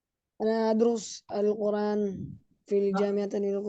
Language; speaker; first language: Arabic; non-native, learner; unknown